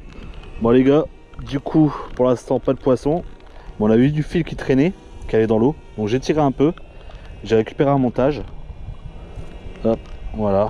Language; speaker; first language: French; native; French